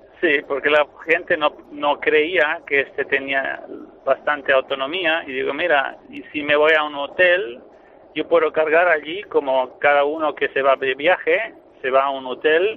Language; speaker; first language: Spanish; non-native, fluent; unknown